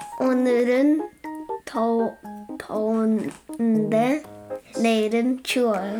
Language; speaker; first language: Korean; early bilingual, heritage; English